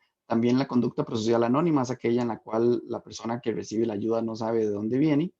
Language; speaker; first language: Spanish; native; Spanish